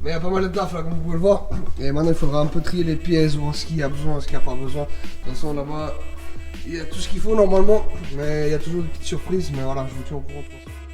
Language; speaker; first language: French; native; French